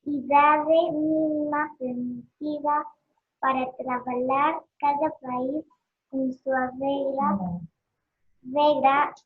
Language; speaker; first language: Portuguese; non-native, learner; Spanish